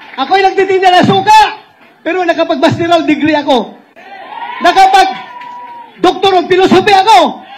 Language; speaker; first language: Filipino; non-native, local second language; Cebuano